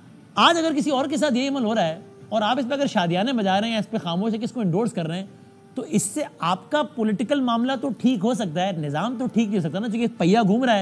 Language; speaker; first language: Urdu; native; Urdu